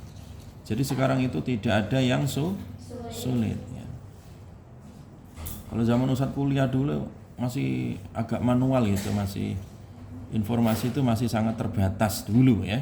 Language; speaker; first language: Indonesian; native; Indonesian